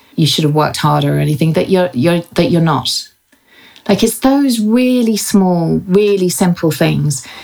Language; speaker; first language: English; native; English